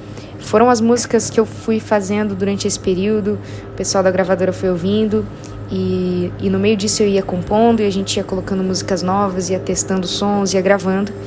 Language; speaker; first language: Portuguese; native; Portuguese